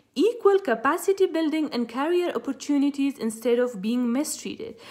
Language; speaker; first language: English; non-native, fluent; Pashto